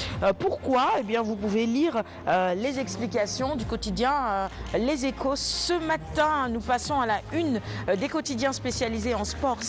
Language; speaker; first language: French; non-native, local second language; Wolof